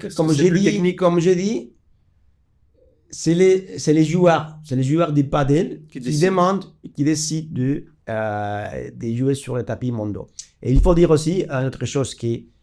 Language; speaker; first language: French; non-native, fluent; Spanish